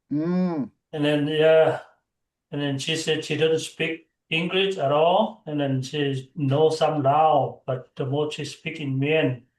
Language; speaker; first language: English; non-native, learner; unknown